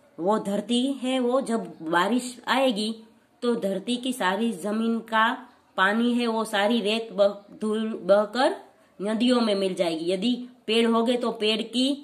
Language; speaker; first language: Hindi; non-native, local second language; Gujarati